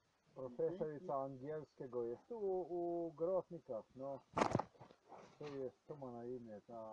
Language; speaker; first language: Polish; non-native, learner; Ukrainian